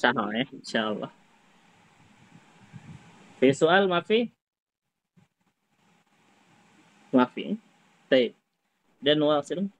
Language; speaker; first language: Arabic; non-native, fluent; Indonesian